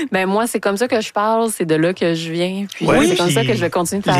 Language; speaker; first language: French; native; French